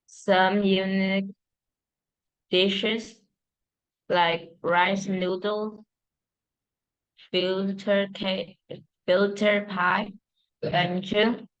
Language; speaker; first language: English; non-native, learner; Vietnamese